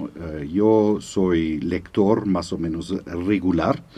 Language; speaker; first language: Spanish; non-native, fluent; German